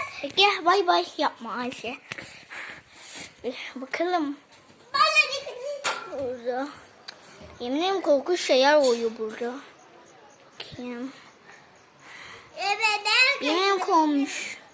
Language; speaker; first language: Turkish; early bilingual, heritage; Turkish